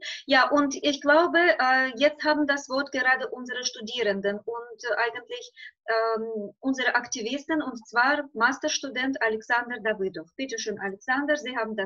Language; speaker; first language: German; non-native, fluent; Russian